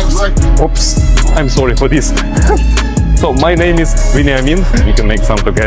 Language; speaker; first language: English; non-native, learner; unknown